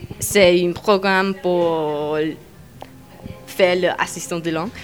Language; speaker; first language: French; non-native, learner; English